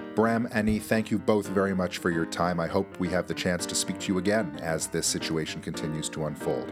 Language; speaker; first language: English; native; English